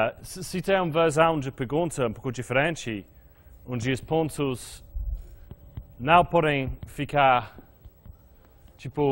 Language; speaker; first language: Portuguese; non-native, fluent; English